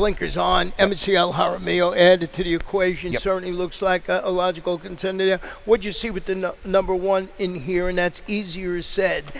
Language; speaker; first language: English; native; English